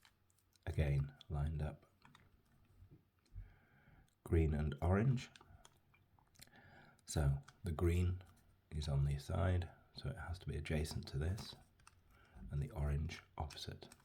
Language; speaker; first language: English; native; English